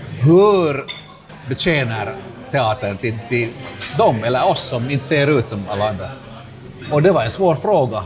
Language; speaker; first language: Swedish; non-native, local second language; Finnish